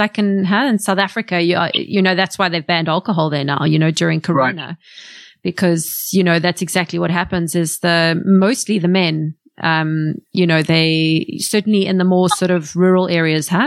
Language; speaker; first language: English; native; English